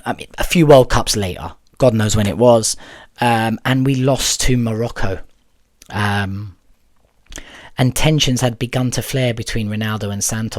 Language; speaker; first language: English; native; English